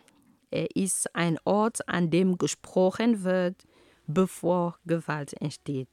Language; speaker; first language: German; non-native, fluent; Ghomala